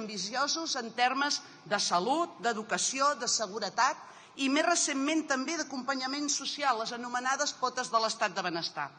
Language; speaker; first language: Catalan; native; Catalan